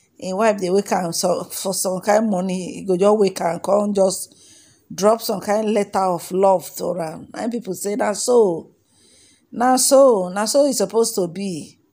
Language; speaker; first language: Nigerian Pidgin; native; Nigerian Pidgin